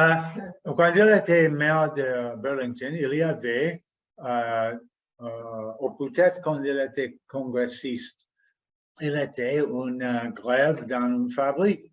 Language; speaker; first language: French; non-native, fluent; English